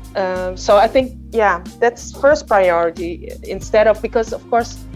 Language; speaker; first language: English; early bilingual, other home language; Indonesian